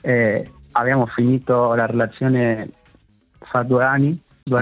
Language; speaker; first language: Italian; non-native, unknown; Spanish